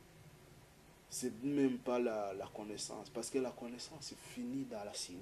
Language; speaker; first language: French; non-native, fluent; Kinyarwanda